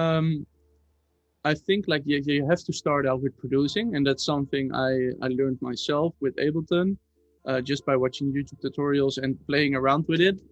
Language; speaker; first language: English; non-native, fluent; Dutch